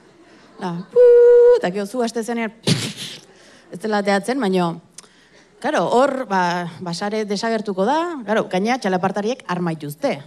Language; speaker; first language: Basque; native; Basque